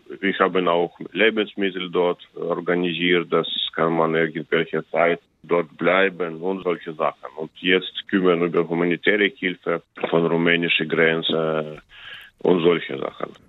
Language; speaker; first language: German; non-native, learner; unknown